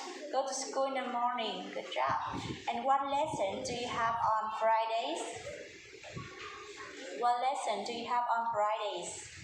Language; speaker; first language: English; non-native, fluent; Vietnamese